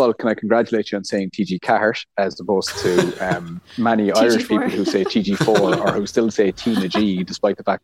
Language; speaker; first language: English; native; English